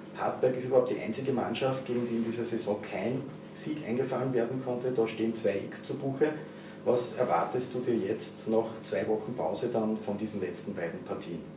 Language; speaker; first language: German; native; German